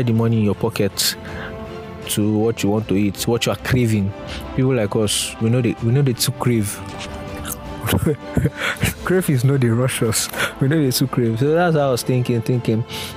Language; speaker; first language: English; non-native, local second language; Yoruba